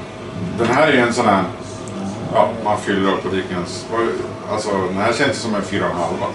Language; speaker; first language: Swedish; native; Swedish